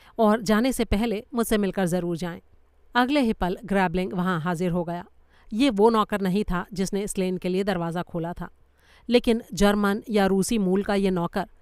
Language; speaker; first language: Hindi; native; Hindi